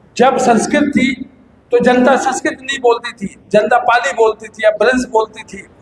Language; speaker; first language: Hindi; native; Hindi